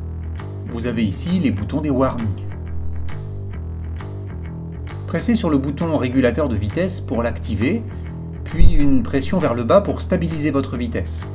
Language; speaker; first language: French; native; French